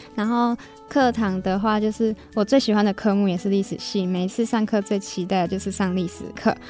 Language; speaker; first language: Chinese; native; Chinese